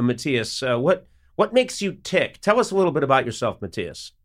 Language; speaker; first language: English; native; English